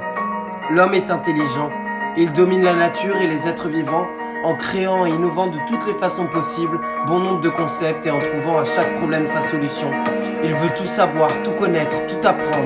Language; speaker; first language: French; native; French